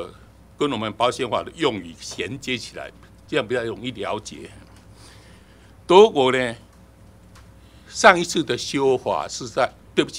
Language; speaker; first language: Chinese; native; Chinese